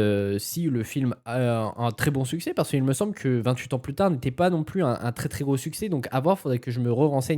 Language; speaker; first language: French; native; French